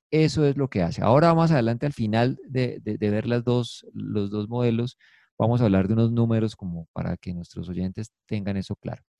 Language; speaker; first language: Spanish; native; Spanish